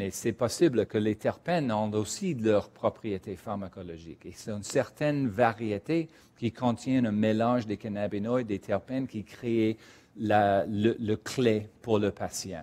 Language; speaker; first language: French; non-native, fluent; English